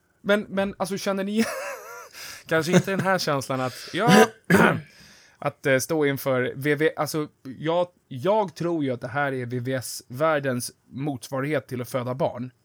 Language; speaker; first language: Swedish; native; Swedish